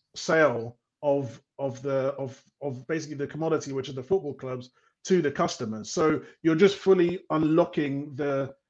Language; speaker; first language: English; native; English